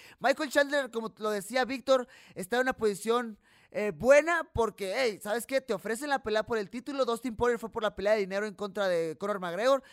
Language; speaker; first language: Spanish; native; Spanish